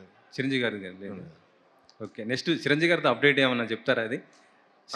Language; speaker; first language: Telugu; native; Telugu